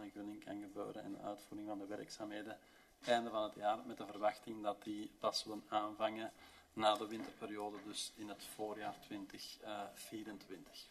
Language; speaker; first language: Dutch; native; Dutch